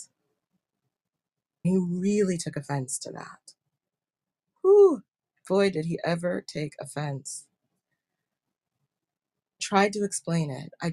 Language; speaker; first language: English; native; English